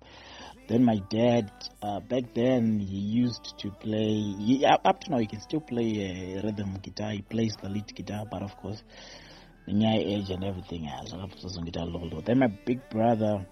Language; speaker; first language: English; non-native, local second language; Shona